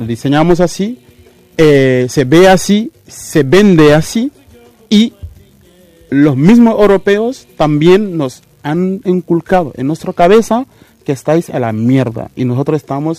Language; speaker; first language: Spanish; non-native, fluent; Mandingo